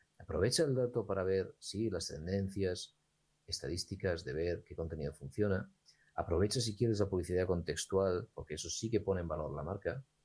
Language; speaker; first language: Spanish; native; Spanish